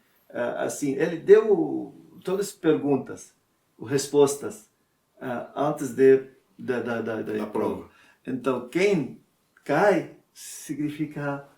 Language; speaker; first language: Portuguese; non-native, learner; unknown